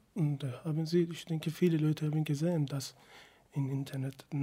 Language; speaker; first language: German; non-native, fluent; Persian